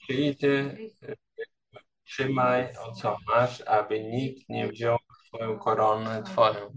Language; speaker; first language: Polish; non-native, learner; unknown